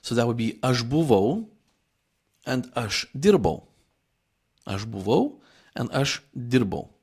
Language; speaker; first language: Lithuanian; non-native, fluent; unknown